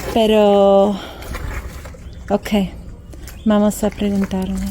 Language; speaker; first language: Spanish; non-native, learner; English